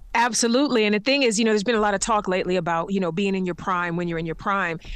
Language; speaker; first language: English; native; English